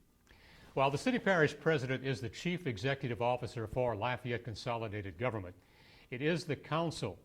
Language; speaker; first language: English; native; English